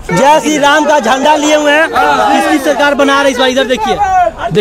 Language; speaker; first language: Hindi; native; Hindi